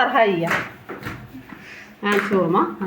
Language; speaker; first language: Arabic; native; Arabic